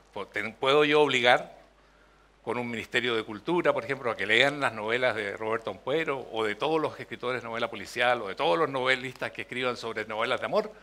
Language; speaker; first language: Spanish; native; Spanish